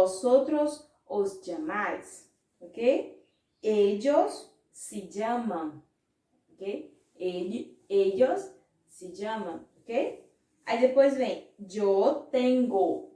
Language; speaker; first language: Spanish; non-native, fluent; Portuguese